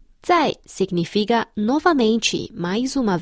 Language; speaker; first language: Portuguese; non-native, fluent; Chinese